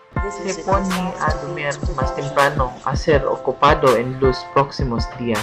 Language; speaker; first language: Spanish; non-native, learner; Waray